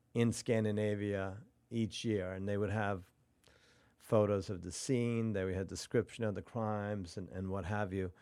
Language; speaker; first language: English; non-native, fluent; Norwegian